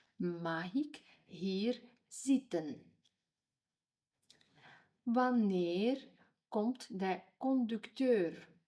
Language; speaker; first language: Dutch; non-native, fluent; Ukrainian